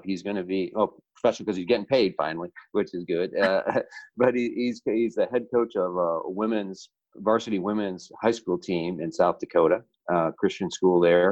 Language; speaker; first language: English; native; English